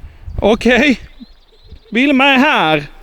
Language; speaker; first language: Swedish; native; Swedish